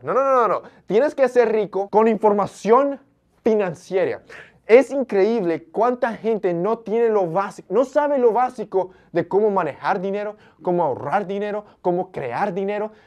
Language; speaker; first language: Spanish; early bilingual, heritage; Spanish